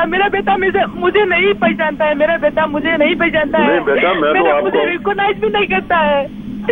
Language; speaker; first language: Hindi; non-native, local second language; Manipuri